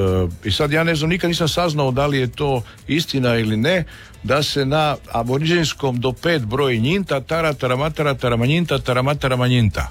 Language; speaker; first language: Serbian; native; Serbian